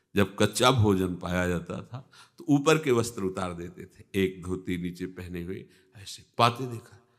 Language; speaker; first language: Hindi; native; Hindi